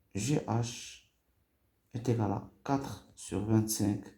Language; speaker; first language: French; non-native, local second language; Arabic